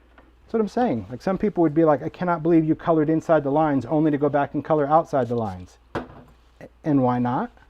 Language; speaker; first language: English; native; English